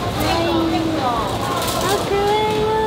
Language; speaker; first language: Chinese; non-native, fluent; Japanese